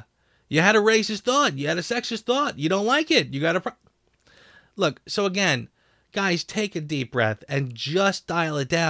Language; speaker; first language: English; native; English